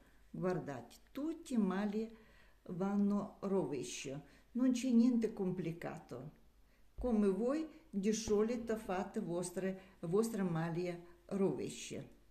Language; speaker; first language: Italian; non-native, learner; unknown